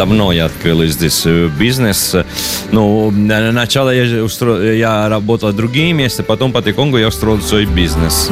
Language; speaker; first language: Russian; non-native, learner; Italian